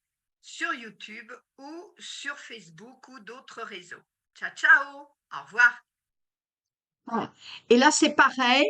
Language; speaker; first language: French; native; French